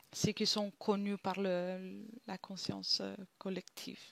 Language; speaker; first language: French; non-native, fluent; Italian